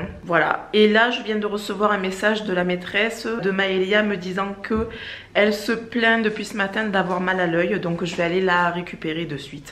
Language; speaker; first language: French; native; French